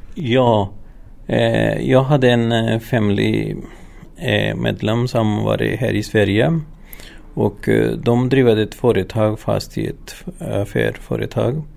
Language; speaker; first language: Swedish; non-native, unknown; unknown